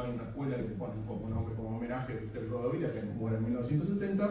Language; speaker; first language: Spanish; native; Spanish